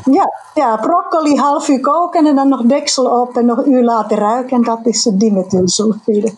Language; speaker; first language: Dutch; non-native, fluent; Finnish